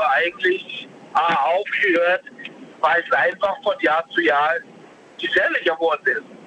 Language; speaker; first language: German; native; German